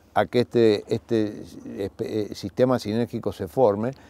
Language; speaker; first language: Spanish; native; Spanish